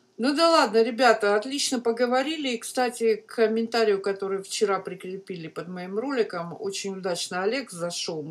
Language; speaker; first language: Russian; native; Russian